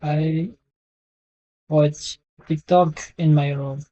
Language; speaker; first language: English; non-native, learner; Indonesian